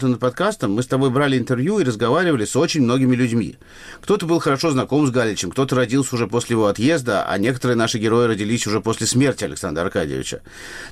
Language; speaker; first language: Russian; native; Russian